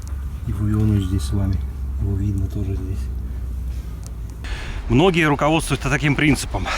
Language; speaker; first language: Russian; native; Russian